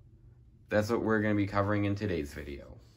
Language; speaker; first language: English; native; English